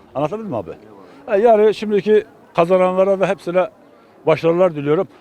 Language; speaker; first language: Turkish; native; Turkish